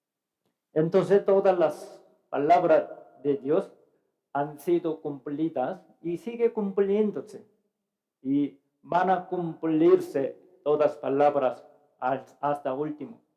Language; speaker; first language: Spanish; non-native, fluent; Korean